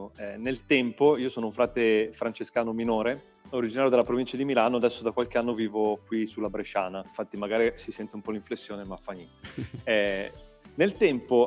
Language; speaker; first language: Italian; native; Italian